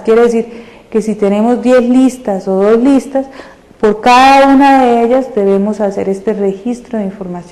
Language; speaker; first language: Spanish; native; Spanish